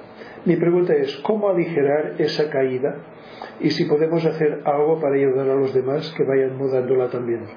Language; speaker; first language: Spanish; native; Spanish